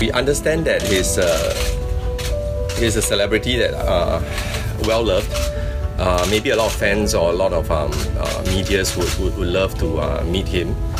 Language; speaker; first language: English; non-native, local second language; Chinese